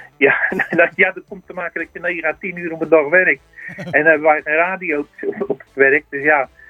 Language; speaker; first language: Dutch; native; Dutch